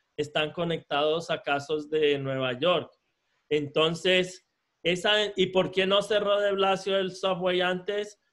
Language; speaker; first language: Spanish; native; Spanish